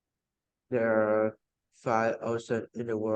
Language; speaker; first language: English; non-native, learner; Vietnamese